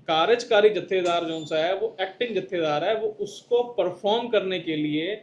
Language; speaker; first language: Hindi; non-native, local second language; Punjabi